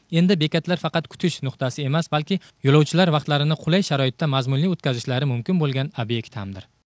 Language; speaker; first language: Uzbek; native; Uzbek